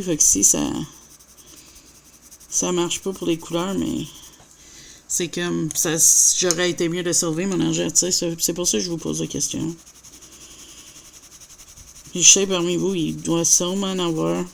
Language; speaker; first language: French; native; French